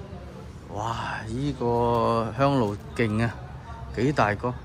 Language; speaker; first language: Chinese; early bilingual, heritage; Cantonese